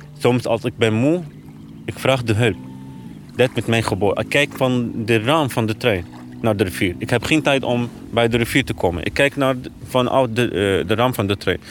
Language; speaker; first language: Dutch; non-native, learner; Arabic